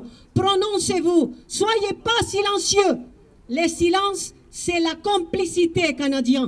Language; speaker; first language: French; non-native, fluent; Spanish